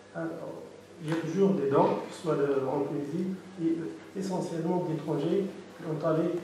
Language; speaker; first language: French; non-native, local second language; Arabic